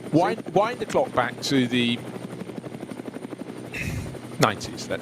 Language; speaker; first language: English; native; English